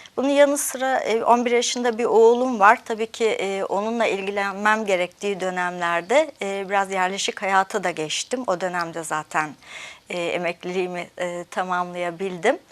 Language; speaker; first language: Turkish; early bilingual, heritage; Turkish